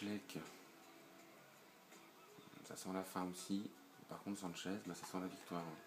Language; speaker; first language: French; native; French